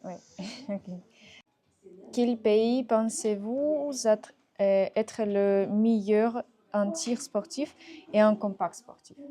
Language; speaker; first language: French; non-native, learner; Russian